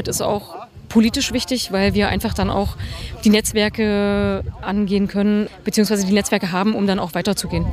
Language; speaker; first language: German; native; German